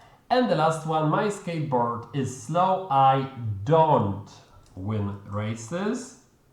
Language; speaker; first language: English; non-native, fluent; Polish